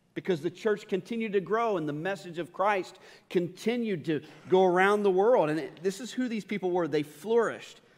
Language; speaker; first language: English; native; English